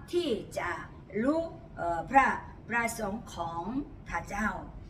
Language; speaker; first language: Thai; non-native, learner; Korean